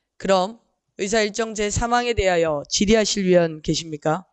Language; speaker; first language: Korean; native; Korean